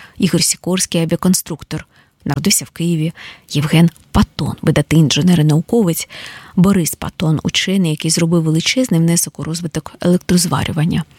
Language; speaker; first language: Ukrainian; native; Ukrainian